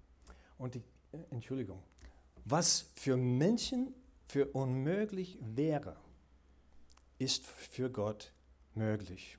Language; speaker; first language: German; non-native, fluent; English